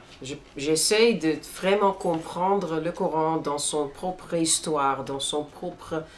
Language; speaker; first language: French; non-native, fluent; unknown